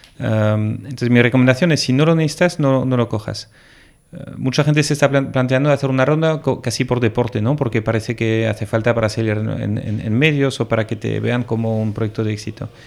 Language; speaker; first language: Spanish; non-native, fluent; French